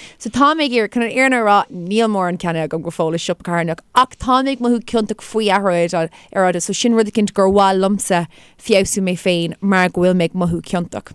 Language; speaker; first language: Irish; non-native, local second language; English